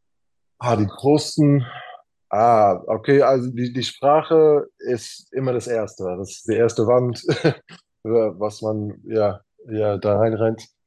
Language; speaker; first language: German; non-native, fluent; English